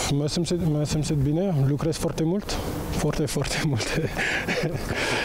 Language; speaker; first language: Romanian; non-native, learner; French